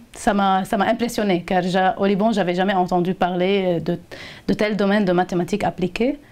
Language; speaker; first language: French; non-native, local second language; Arabic